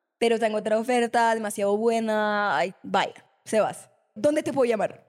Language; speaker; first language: Spanish; non-native, fluent; French